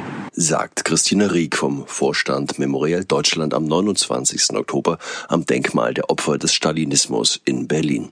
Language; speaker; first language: German; native; German